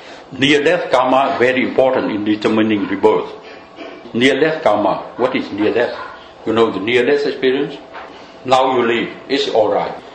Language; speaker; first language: English; non-native, fluent; Vietnamese